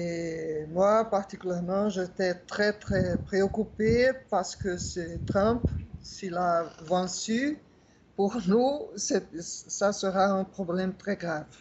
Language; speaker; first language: French; non-native, fluent; Portuguese